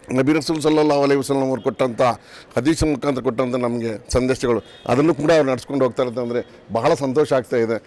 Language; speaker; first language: Kannada; non-native, local second language; Urdu